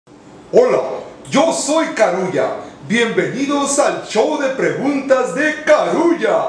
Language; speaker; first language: Spanish; native; Spanish